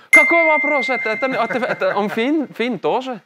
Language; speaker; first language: Russian; non-native, learner; Finnish